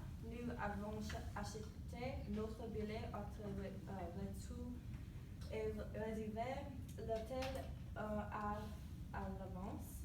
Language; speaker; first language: French; non-native, learner; English